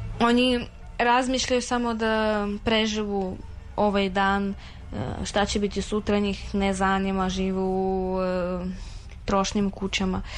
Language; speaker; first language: Serbian; non-native, fluent; Russian